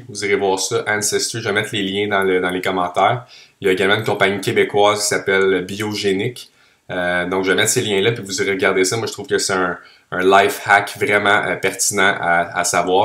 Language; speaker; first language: French; native; French